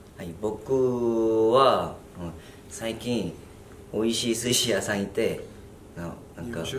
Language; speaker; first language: Japanese; non-native, fluent; Korean